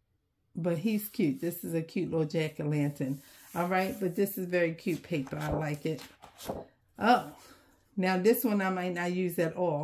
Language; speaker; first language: English; native; English